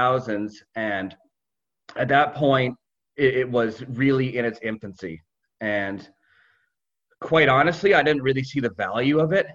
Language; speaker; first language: English; native; English